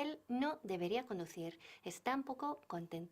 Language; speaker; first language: Spanish; non-native, fluent; English